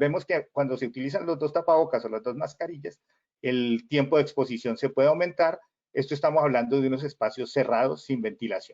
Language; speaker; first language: Spanish; native; Spanish